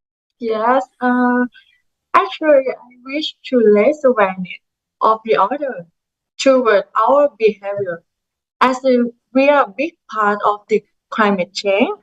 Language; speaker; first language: English; non-native, learner; Thai